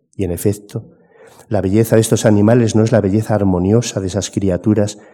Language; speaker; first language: Spanish; native; Spanish